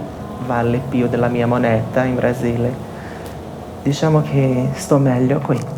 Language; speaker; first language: Italian; non-native, fluent; Portuguese